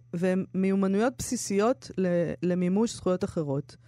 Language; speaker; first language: Hebrew; native; Hebrew